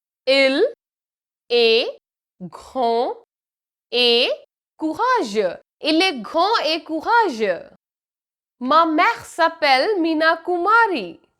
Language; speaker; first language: French; non-native, fluent; Hindi